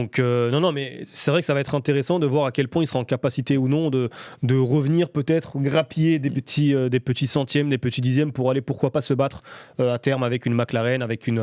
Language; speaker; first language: French; native; French